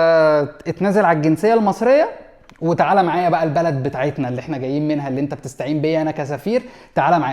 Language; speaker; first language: Arabic; native; Arabic